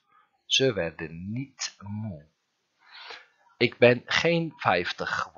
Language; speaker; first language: Dutch; non-native, fluent; Turkish